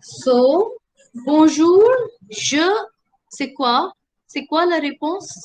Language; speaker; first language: French; non-native, fluent; Hindi